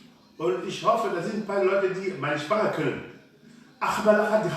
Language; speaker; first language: German; non-native, learner; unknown